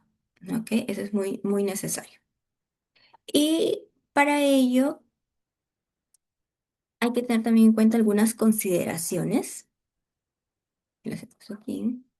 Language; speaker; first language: Spanish; native; Spanish